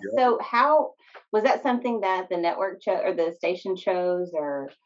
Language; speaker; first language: English; native; English